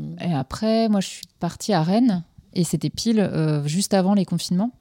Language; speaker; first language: French; native; French